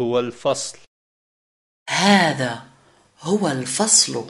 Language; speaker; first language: Arabic; non-native, fluent; Bosnian